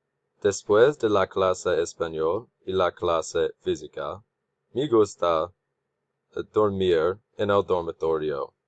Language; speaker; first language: Spanish; non-native, learner; English